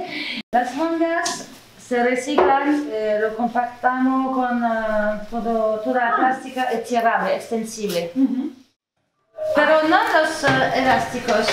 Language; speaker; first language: Spanish; non-native, learner; French